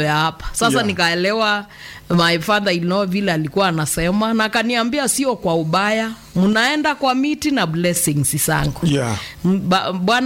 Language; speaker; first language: Swahili; non-native, local second language; Kamba